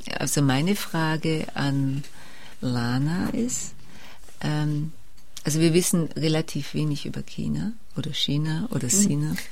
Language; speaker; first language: German; native; German